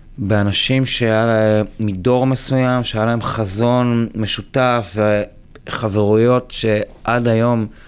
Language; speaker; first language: Hebrew; native; Hebrew